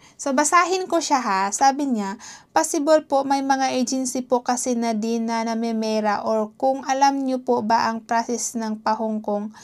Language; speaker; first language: Filipino; non-native, local second language; Hiligaynon